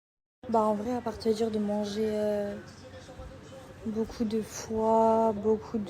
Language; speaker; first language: French; native; French